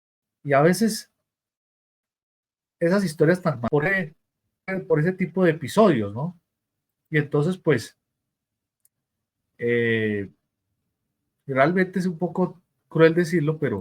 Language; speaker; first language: Spanish; native; Spanish